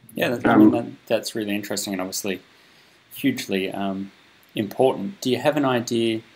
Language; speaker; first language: English; native; English